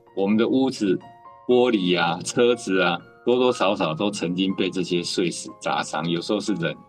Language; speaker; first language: Chinese; native; Chinese